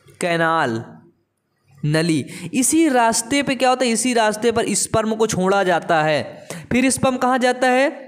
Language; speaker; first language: Hindi; native; Hindi